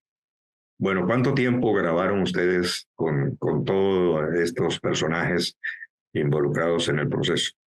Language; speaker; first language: Spanish; native; Spanish